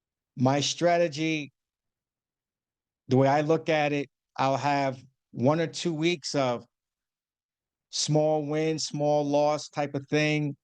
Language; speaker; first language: English; native; English